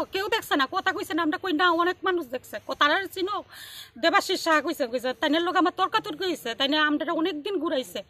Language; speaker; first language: Bangla; native; Bangla